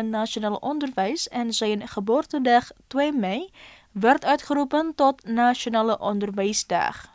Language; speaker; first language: Dutch; non-native, fluent; Indonesian